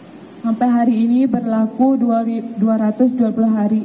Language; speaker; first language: Indonesian; non-native, learner; Thai